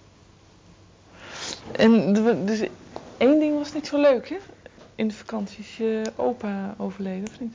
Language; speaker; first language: Dutch; native; Dutch